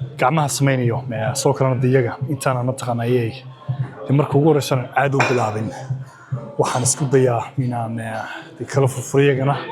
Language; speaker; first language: Somali; early bilingual, heritage; Somali